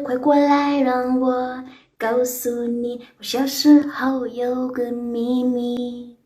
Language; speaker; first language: Chinese; non-native, learner; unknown